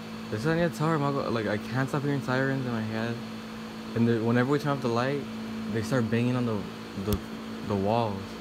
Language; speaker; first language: English; early bilingual, other home language; Spanish